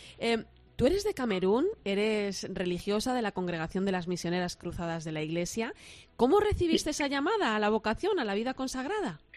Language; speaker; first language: Spanish; native; Spanish